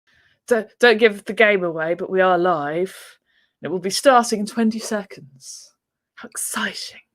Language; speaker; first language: English; native; English